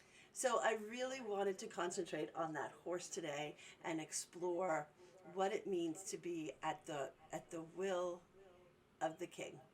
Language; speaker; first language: English; native; English